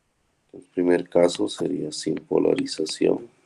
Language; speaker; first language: Spanish; native; Spanish